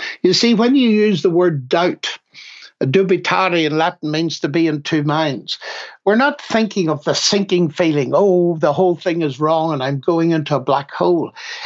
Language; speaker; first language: English; native; English